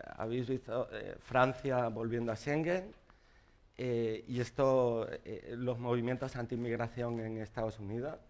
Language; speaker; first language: Spanish; native; Spanish